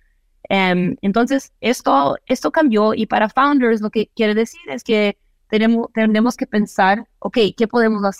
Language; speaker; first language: Spanish; non-native, fluent; Portuguese